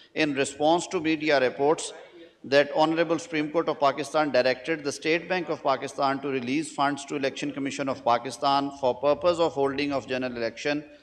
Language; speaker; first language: English; non-native, local second language; Urdu